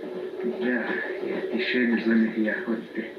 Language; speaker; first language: German; non-native, learner; Kinyarwanda